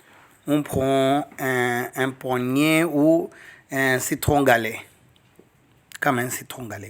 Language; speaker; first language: French; non-native, learner; Tamil